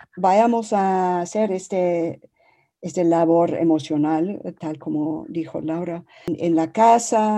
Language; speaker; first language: Spanish; non-native, fluent; English